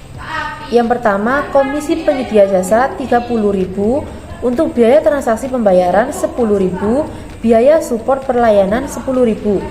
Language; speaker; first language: Indonesian; native; Indonesian